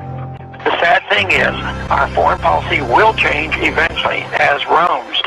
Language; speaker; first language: English; native; English